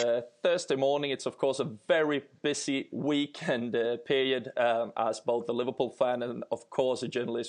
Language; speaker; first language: English; non-native, fluent; Swedish